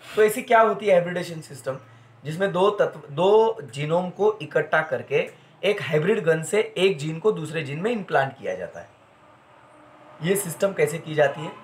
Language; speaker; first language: Hindi; non-native, local second language; Marathi